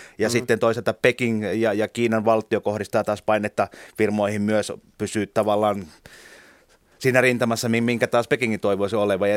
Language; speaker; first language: Finnish; native; Finnish